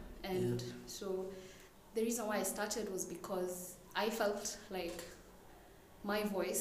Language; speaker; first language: English; non-native, local second language; Somali